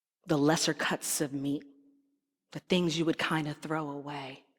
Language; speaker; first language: English; native; English